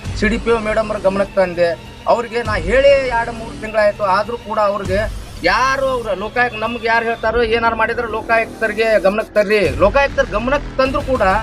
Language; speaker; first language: Kannada; non-native, local second language; Lambadi